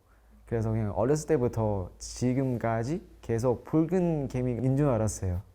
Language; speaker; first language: Korean; non-native, local second language; Thai